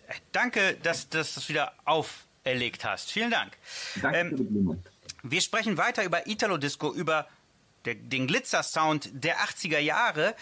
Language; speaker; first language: German; early bilingual, other home language; Italian